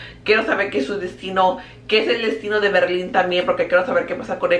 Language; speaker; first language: Spanish; early bilingual, heritage; Spanish